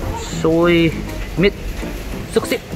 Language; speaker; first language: Vietnamese; non-native, learner; Korean